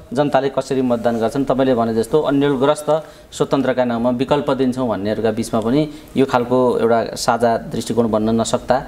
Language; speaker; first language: Nepali; native; Nepali